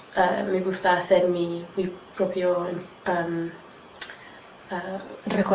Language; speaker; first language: Spanish; non-native, learner; English